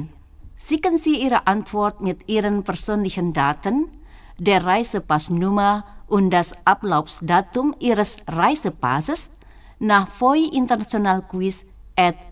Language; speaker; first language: German; non-native, fluent; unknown